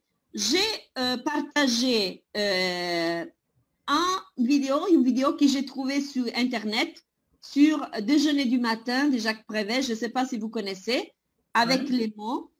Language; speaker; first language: French; non-native, fluent; Italian